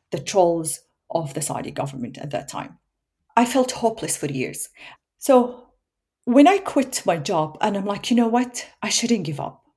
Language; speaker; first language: English; non-native, fluent; Arabic